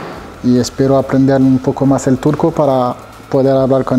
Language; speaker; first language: Spanish; non-native, fluent; French